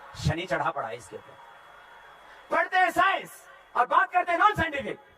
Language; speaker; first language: Hindi; native; Hindi